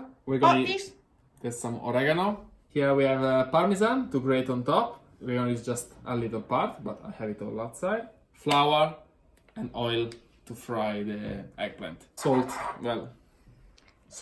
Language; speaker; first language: English; non-native, fluent; Italian